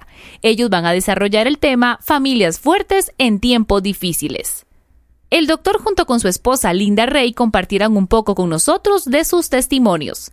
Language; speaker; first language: Spanish; native; Spanish